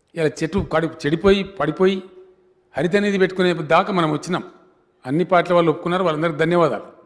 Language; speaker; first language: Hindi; non-native, local second language; Telugu